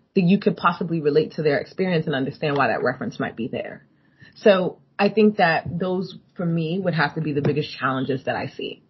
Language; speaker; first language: English; native; English